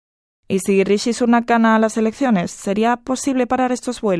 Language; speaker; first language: Spanish; native; Spanish